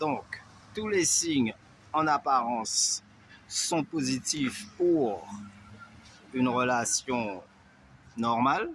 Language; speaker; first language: French; native; French